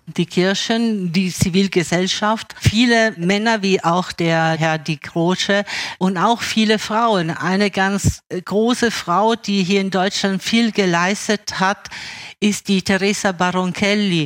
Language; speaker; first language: German; early bilingual, other home language; Italian